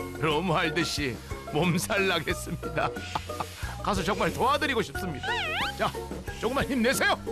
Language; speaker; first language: Korean; native; Korean